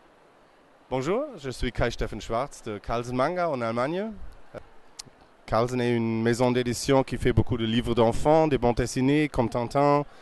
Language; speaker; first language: French; non-native, fluent; German